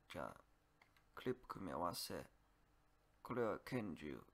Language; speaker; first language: Japanese; non-native, learner; English